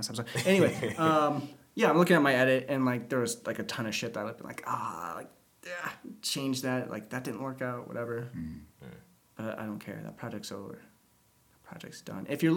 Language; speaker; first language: English; native; English